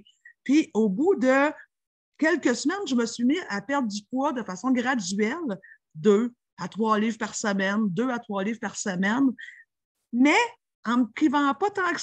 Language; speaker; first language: French; native; French